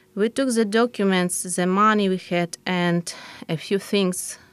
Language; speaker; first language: English; non-native, fluent; Ukrainian